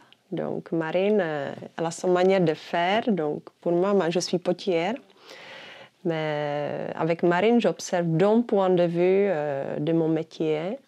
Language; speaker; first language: French; non-native, fluent; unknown